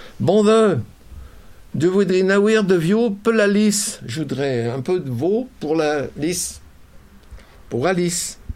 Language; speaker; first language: French; native; French